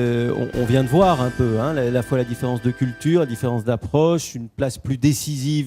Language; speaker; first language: French; native; French